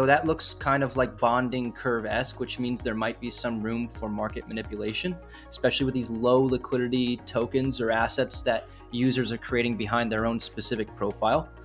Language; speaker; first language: English; native; English